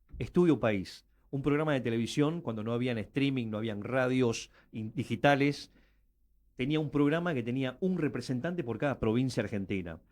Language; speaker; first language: Spanish; early bilingual, other home language; Chinese